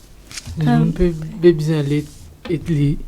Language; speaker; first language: French; non-native, local second language; Morisyen